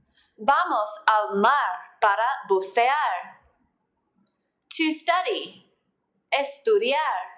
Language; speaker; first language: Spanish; non-native, fluent; English